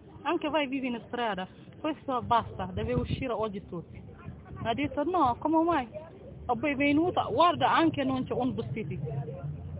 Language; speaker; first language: Italian; non-native, learner; Tigrinya